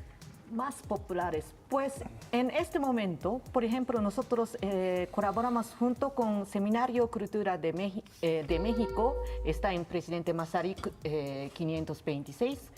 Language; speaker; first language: Spanish; non-native, learner; Japanese